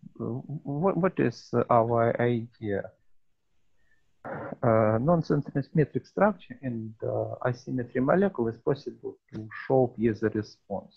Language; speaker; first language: English; non-native, learner; Russian